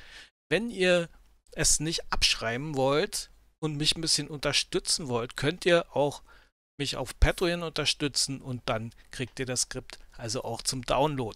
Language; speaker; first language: German; native; German